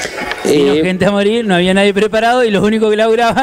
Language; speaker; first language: Spanish; native; Spanish